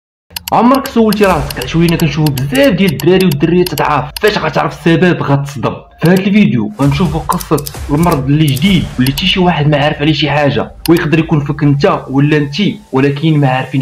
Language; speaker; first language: Arabic; native; Arabic